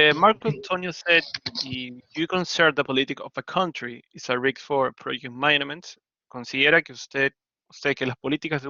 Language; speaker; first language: English; non-native, learner; Spanish